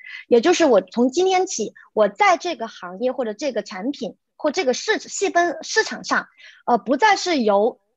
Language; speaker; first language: Chinese; native; Chinese